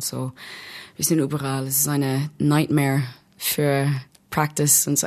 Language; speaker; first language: German; non-native, learner; English